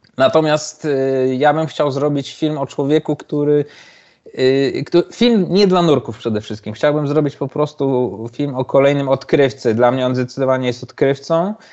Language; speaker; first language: Polish; native; Polish